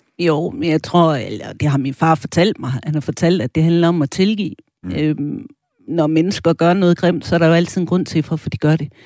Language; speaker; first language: Danish; early bilingual, other home language; German